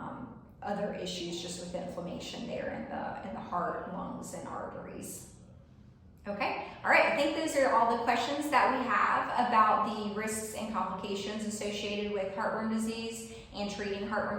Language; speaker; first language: English; native; English